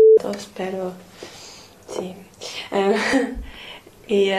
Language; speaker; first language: Spanish; non-native, fluent; English